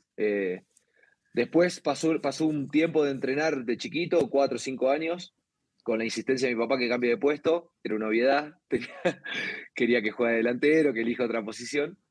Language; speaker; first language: Spanish; native; Spanish